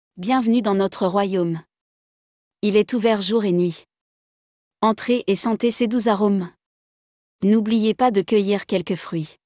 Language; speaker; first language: French; non-native, local second language; Arabic